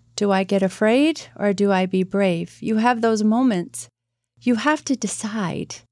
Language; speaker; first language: English; native; English